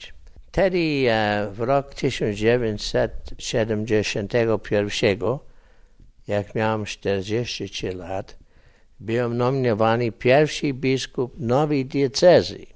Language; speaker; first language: Polish; early bilingual, heritage; English